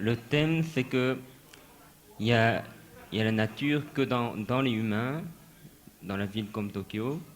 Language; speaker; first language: French; non-native, fluent; Japanese